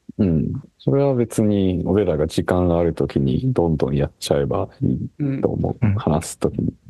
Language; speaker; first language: Japanese; native; Japanese